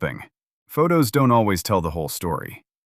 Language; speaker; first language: English; native; English